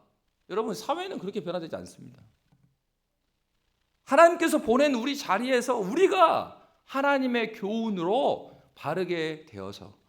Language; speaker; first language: Korean; native; Korean